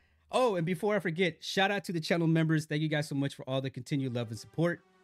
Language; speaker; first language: English; native; English